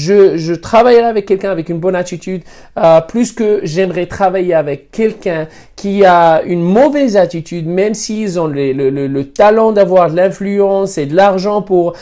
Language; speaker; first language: French; non-native, fluent; Spanish